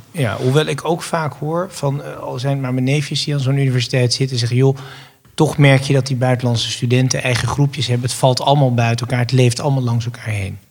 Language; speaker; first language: Dutch; native; Dutch